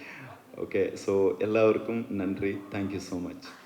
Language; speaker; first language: Tamil; non-native, learner; Kannada